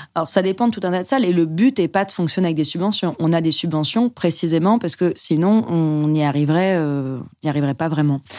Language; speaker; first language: French; native; French